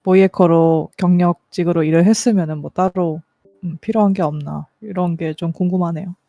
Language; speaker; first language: Korean; native; Korean